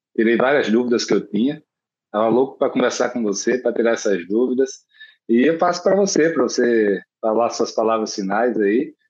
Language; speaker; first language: Portuguese; native; Portuguese